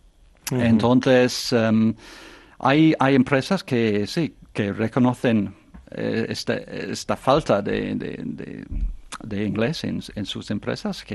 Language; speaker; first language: Spanish; non-native, fluent; English